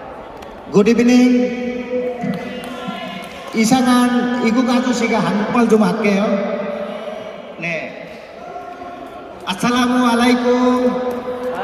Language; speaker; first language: Korean; non-native, fluent; Bangla